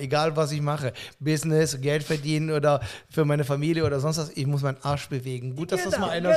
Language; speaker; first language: German; native; German